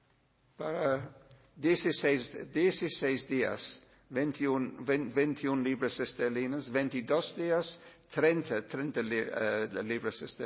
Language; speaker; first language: Spanish; non-native, learner; English